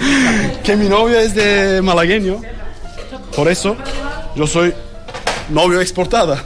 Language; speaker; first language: Spanish; non-native, learner; Turkish